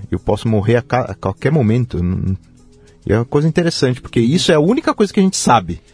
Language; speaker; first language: Portuguese; native; Portuguese